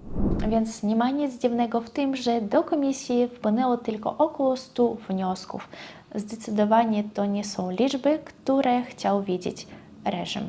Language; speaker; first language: Polish; non-native, fluent; Russian